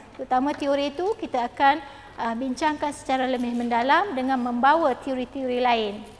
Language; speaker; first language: Malay; native; Malay